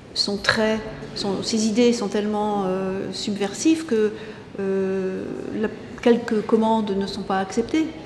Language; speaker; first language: French; native; French